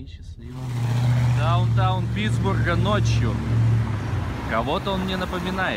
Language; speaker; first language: Russian; native; Russian